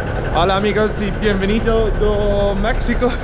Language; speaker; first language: Spanish; non-native, learner; Italian